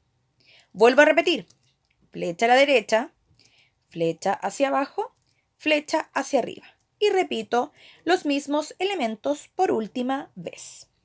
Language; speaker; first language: Spanish; native; Spanish